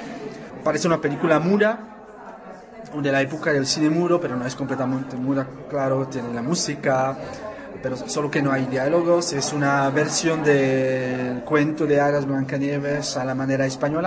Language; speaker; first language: Spanish; non-native, fluent; Czech